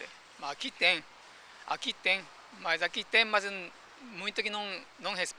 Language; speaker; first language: Portuguese; non-native, fluent; Japanese